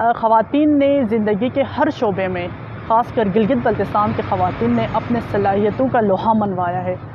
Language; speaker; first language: Urdu; non-native, local second language; Shina